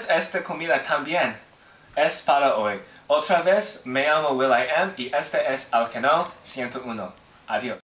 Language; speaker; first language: Spanish; non-native, learner; English